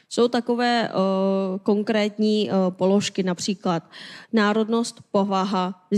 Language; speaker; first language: Czech; non-native, fluent; Korean